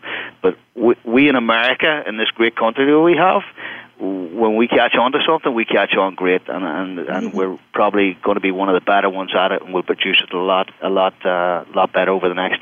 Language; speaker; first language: English; native; English